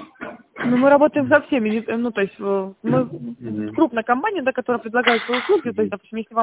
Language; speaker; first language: Russian; native; Russian